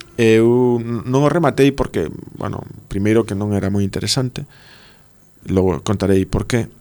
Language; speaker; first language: Galician; non-native, local second language; Spanish